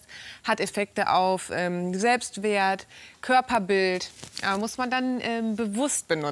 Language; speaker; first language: German; native; German